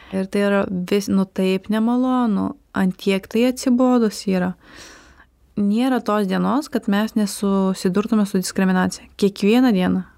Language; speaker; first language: Lithuanian; non-native, local second language; Romany